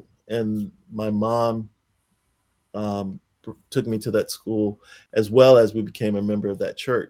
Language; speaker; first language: English; native; English